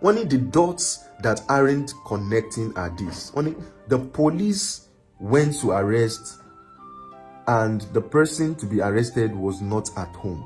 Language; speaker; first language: English; non-native, local second language; Yoruba